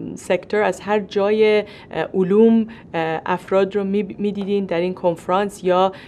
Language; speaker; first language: Persian; native; Persian